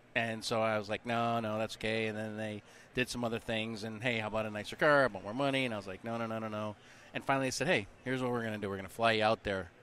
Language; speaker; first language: English; native; English